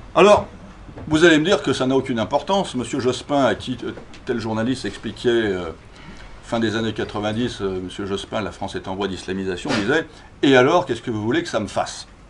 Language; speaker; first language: French; native; French